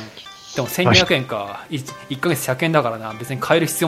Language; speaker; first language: Japanese; native; Japanese